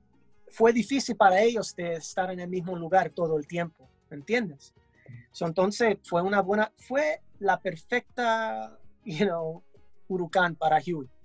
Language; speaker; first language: Spanish; early bilingual, heritage; English